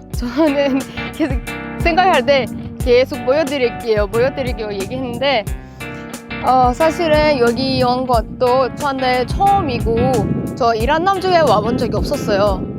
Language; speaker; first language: Korean; non-native, learner; Persian